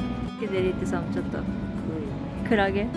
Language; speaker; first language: Swedish; non-native, learner; Japanese